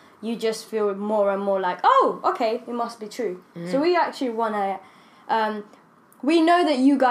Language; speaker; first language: English; non-native, local second language; Kinyarwanda